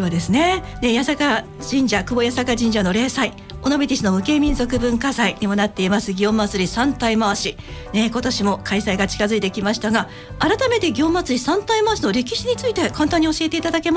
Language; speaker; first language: Japanese; native; Japanese